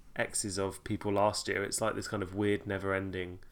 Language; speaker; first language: English; native; English